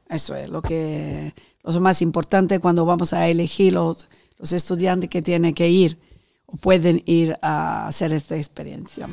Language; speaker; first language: Spanish; non-native, fluent; Italian